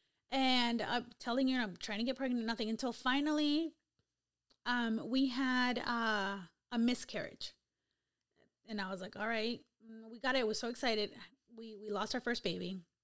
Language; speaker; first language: English; early bilingual, other home language; Spanish